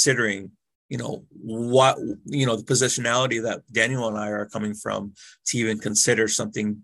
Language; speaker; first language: English; native; English